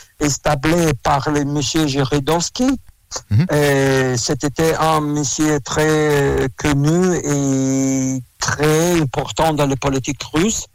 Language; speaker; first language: French; non-native, learner; Russian